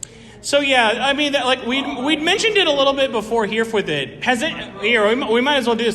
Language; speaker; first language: English; native; English